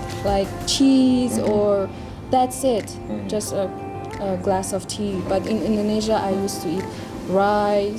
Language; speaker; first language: English; non-native, fluent; Persian